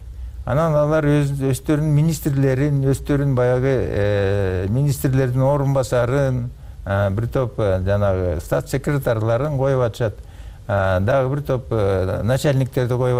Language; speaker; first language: Kyrgyz; native; Kyrgyz